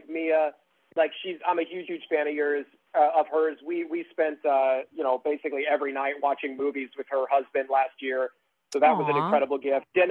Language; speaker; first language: English; native; English